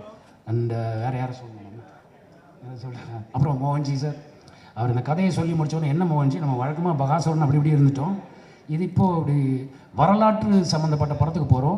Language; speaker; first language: Tamil; native; Tamil